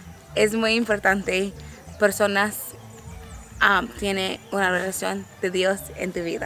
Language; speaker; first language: Spanish; non-native, learner; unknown